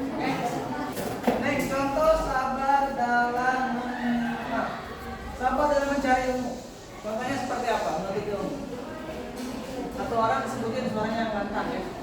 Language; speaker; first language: Malay; native; Malay